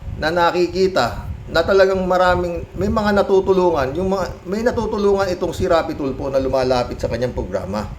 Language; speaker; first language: Filipino; native; Filipino